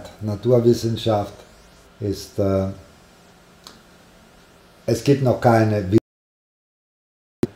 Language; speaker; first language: German; non-native, fluent; Italian